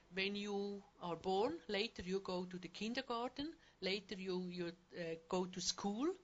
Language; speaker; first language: English; non-native, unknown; German